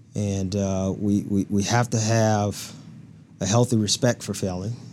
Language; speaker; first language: English; native; English